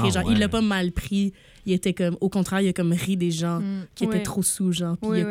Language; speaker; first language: French; native; French